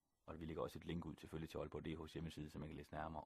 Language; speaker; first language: Danish; native; Danish